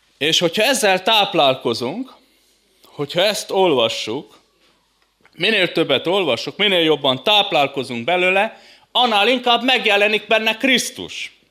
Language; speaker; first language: Hungarian; native; Hungarian